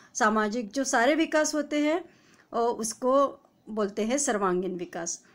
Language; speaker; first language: Hindi; non-native, local second language; Marathi